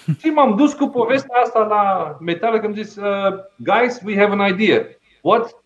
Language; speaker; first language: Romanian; non-native, fluent; Dutch